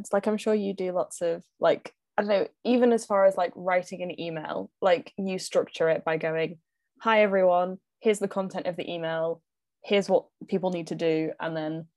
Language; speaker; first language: English; native; English